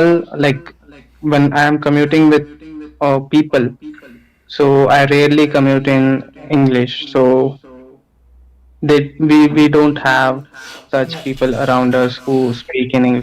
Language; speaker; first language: English; non-native, local second language; Hindi